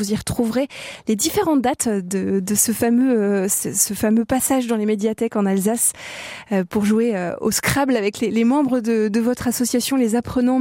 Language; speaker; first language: French; native; French